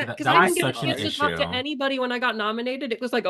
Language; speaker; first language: English; native; English